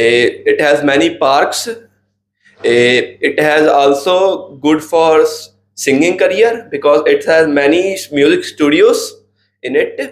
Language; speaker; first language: English; non-native, learner; Punjabi